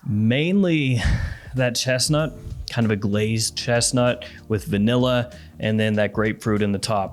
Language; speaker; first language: English; native; English